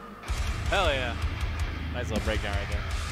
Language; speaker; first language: English; native; English